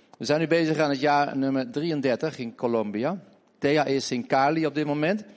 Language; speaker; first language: Dutch; native; Dutch